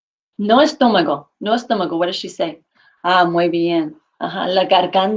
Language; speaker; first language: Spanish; non-native, fluent; English